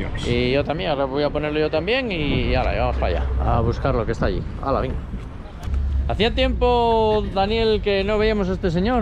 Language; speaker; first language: Spanish; native; Spanish